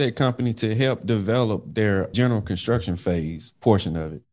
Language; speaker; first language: English; native; English